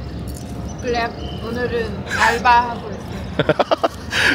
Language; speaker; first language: Korean; non-native, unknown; Thai